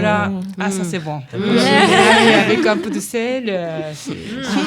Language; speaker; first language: French; non-native, learner; Japanese